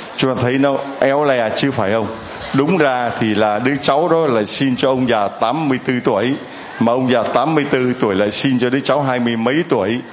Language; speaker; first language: Vietnamese; native; Vietnamese